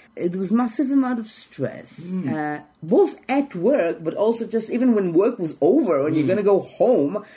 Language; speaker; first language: English; non-native, fluent; Hebrew